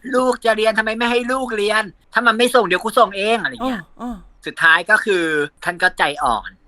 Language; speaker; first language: Thai; native; Thai